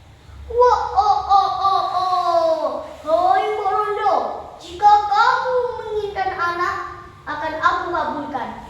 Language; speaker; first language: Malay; non-native, local second language; Javanese